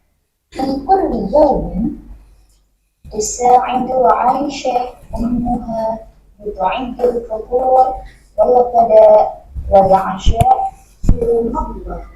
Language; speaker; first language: Arabic; non-native, learner; Indonesian